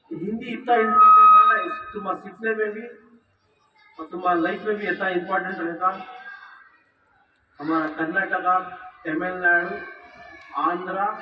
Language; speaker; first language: Hindi; non-native, local second language; Kannada